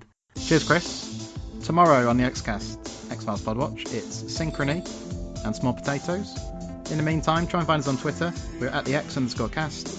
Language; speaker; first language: English; native; English